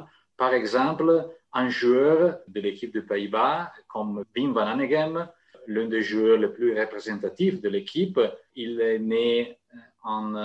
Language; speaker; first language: French; non-native, fluent; Italian